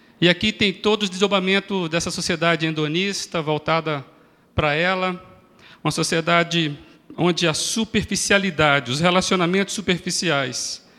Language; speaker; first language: Portuguese; native; Portuguese